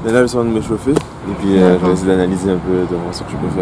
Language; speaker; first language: French; native; French